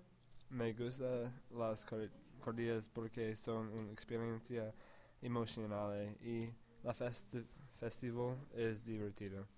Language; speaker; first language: Spanish; non-native, learner; English